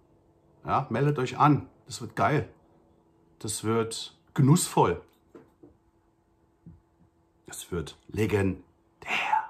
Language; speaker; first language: German; native; German